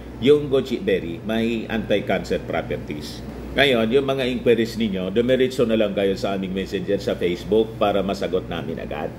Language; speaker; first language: Filipino; native; Filipino